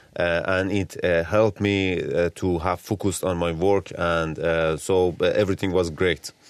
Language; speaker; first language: English; non-native, learner; Persian